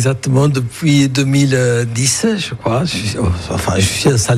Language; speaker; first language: French; non-native, fluent; Italian